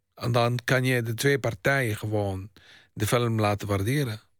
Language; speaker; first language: Dutch; non-native, fluent; Arabic